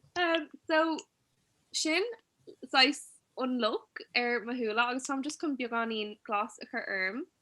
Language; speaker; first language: Irish; non-native, local second language; English